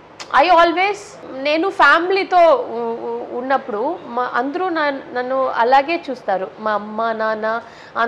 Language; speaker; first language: Telugu; non-native, learner; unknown